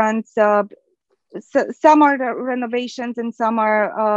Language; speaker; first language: English; non-native, fluent; Romanian